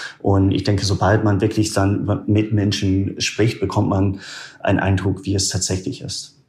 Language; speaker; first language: German; non-native, fluent; English